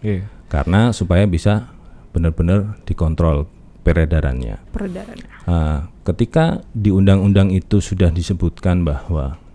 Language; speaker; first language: Indonesian; native; Indonesian